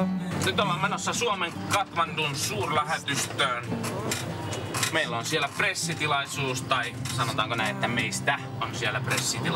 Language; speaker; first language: Finnish; native; Finnish